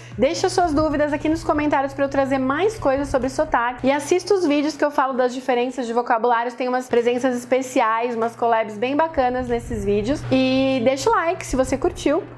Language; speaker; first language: Portuguese; native; Portuguese